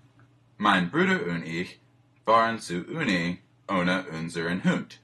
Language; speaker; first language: German; non-native, learner; English